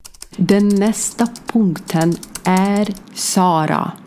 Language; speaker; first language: Swedish; non-native, learner; Ukrainian